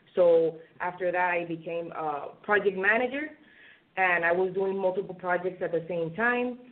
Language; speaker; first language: English; non-native, fluent; Spanish